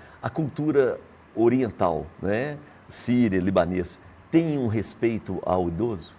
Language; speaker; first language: Portuguese; native; Portuguese